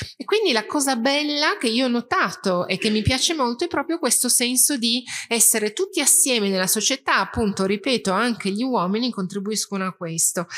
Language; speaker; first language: Italian; non-native, fluent; Persian